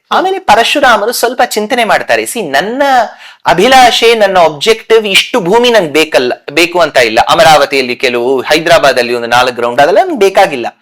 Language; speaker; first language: Kannada; non-native, local second language; Tamil